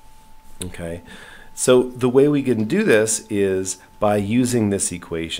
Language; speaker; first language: English; native; English